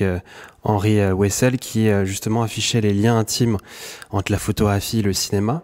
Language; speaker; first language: French; native; French